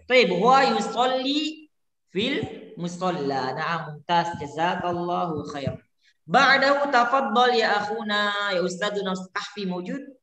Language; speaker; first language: Arabic; non-native, learner; Indonesian